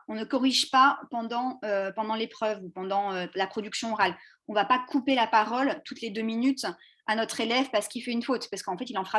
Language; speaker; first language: French; native; French